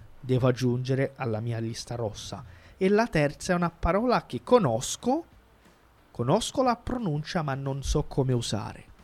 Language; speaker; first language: Italian; non-native, fluent; Portuguese